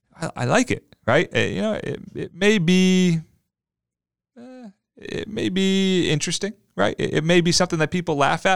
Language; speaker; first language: English; native; English